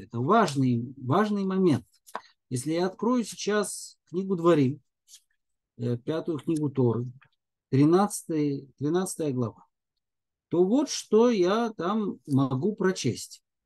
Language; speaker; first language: Russian; native; Russian